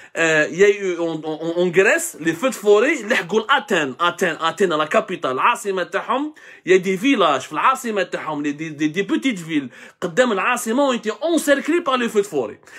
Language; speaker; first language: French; non-native, local second language; Arabic